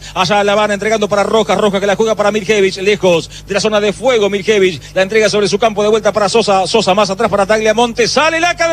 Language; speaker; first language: Spanish; native; Spanish